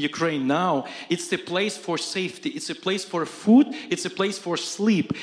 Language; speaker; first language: English; non-native, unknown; Ukrainian